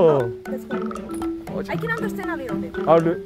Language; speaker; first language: English; non-native, fluent; Spanish